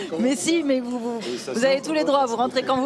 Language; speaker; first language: French; native; French